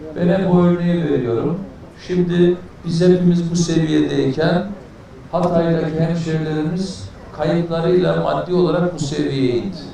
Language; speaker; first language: Turkish; native; Turkish